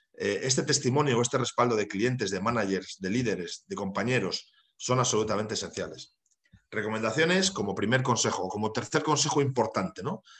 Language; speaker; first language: Spanish; native; Spanish